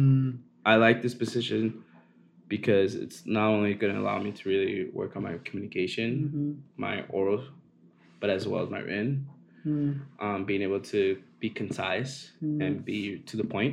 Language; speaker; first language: English; native; English